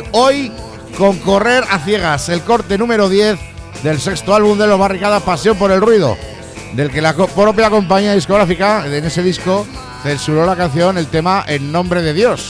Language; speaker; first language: Spanish; native; Spanish